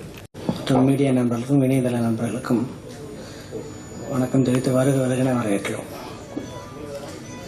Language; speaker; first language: Tamil; native; Tamil